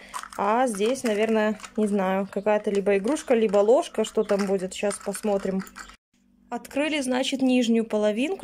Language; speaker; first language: Russian; native; Russian